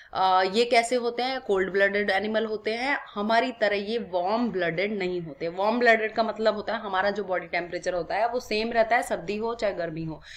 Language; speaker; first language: Hindi; native; Hindi